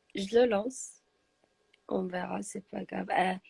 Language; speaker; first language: French; non-native, local second language; Arabic